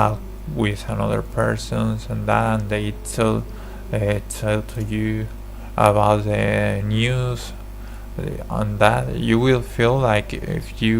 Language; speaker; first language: English; non-native, learner; Spanish